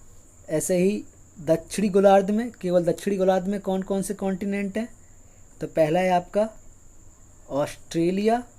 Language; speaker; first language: Hindi; native; Hindi